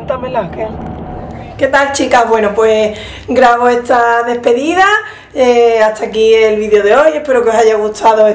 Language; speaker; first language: Spanish; native; Spanish